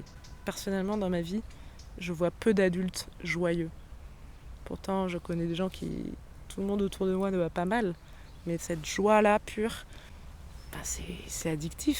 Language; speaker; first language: French; native; French